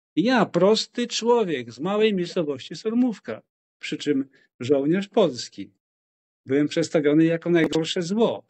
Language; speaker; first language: Polish; native; Polish